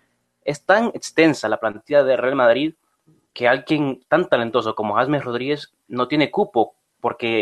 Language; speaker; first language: Spanish; native; Spanish